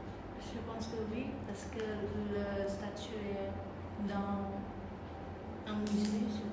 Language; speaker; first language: French; non-native, learner; Khmer